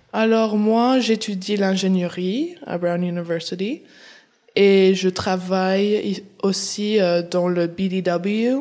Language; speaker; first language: French; early bilingual, heritage; English